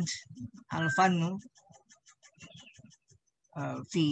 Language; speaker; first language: Arabic; non-native, learner; Indonesian